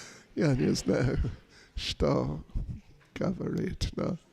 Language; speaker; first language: Russian; non-native, learner; English